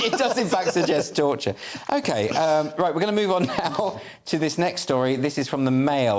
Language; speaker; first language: English; native; English